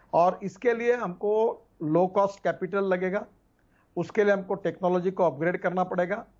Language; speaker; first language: Hindi; non-native, local second language; Marathi